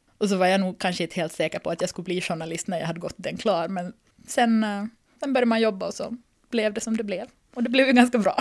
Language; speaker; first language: Swedish; native; Swedish